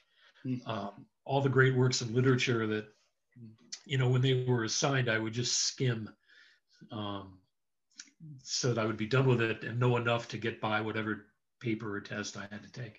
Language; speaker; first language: English; native; English